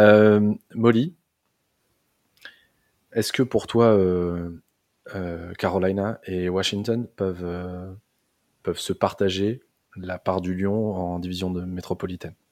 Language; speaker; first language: French; native; French